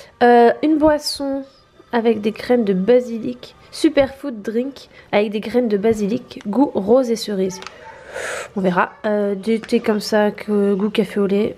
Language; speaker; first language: French; native; French